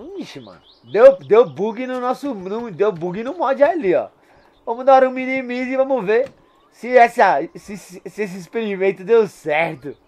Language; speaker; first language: Portuguese; native; Portuguese